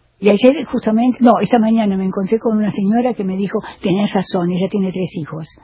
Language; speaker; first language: Spanish; native; Spanish